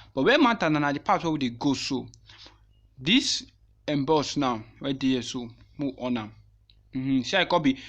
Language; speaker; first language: Nigerian Pidgin; non-native, local second language; Yoruba